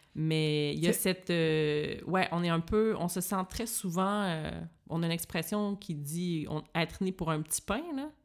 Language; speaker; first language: French; native; French